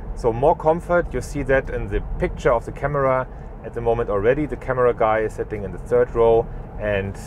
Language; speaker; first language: English; non-native, fluent; German